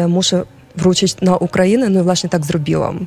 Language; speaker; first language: Polish; non-native, fluent; Ukrainian